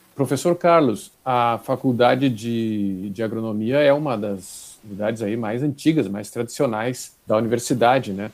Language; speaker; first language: Portuguese; native; Portuguese